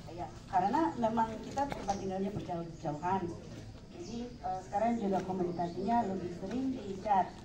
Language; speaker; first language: Indonesian; non-native, fluent; Japanese